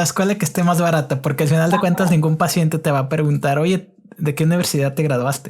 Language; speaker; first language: Spanish; native; Spanish